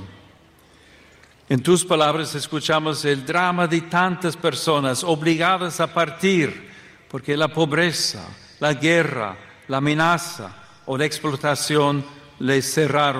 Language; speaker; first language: Spanish; non-native, fluent; English